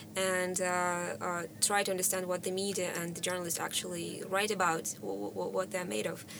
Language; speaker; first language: English; non-native, fluent; Russian